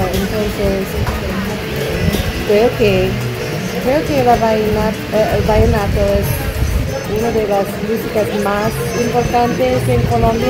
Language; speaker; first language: Spanish; non-native, fluent; English